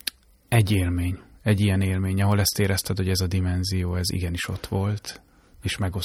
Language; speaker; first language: Hungarian; native; Hungarian